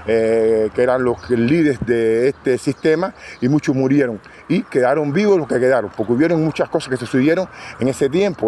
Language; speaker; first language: Spanish; native; Spanish